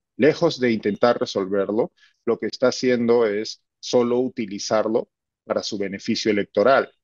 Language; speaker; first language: Spanish; native; Spanish